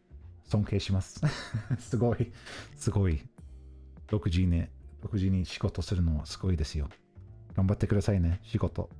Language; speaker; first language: Japanese; non-native, fluent; English